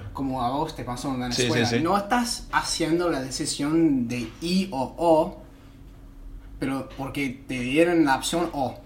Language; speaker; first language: Spanish; non-native, fluent; English